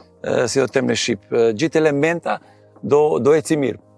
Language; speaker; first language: Albanian; non-native, learner; Serbian